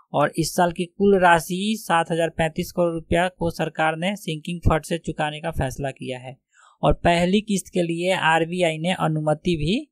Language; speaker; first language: Hindi; native; Hindi